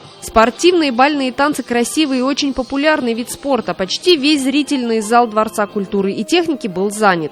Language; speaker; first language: Russian; native; Russian